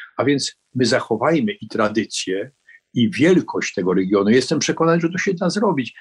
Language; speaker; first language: Polish; native; Polish